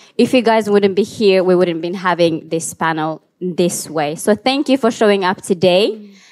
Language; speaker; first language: English; non-native, local second language; Tigrinya